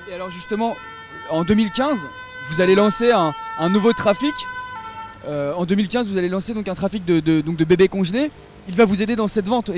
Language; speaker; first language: French; native; French